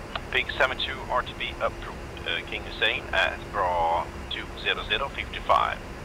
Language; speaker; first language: English; non-native, fluent; Swedish